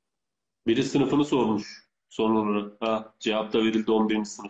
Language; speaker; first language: Turkish; native; Turkish